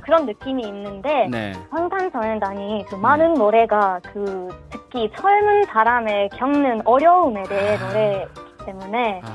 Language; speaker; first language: Korean; non-native, learner; Swedish